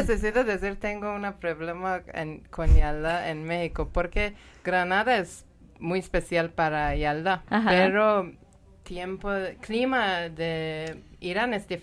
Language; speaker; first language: Spanish; non-native, learner; Persian